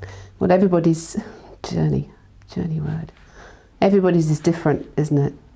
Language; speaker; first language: English; native; English